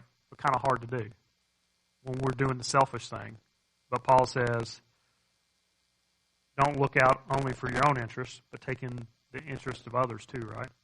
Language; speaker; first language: English; native; English